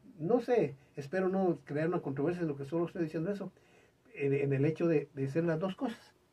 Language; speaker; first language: Spanish; native; Spanish